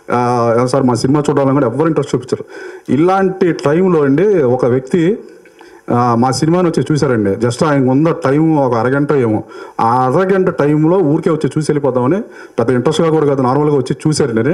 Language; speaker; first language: Telugu; native; Telugu